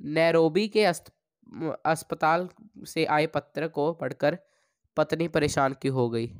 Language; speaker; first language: Hindi; non-native, local second language; Punjabi